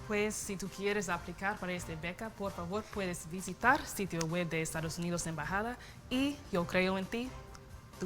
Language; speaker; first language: Spanish; non-native, learner; English